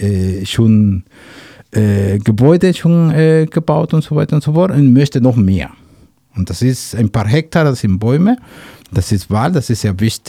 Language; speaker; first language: German; non-native, learner; Spanish